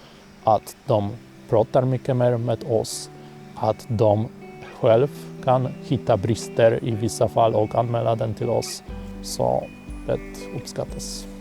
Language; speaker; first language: Swedish; non-native, fluent; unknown